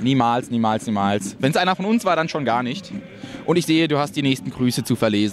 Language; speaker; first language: German; native; German